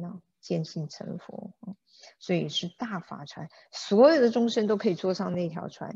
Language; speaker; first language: Chinese; native; Chinese